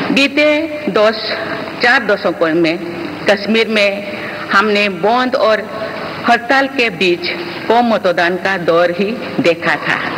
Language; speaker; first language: Hindi; non-native, local second language; Santali